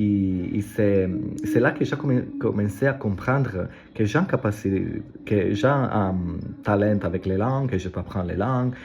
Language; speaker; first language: French; non-native, learner; Italian